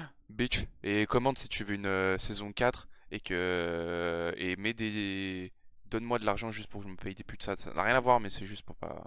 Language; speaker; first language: French; native; French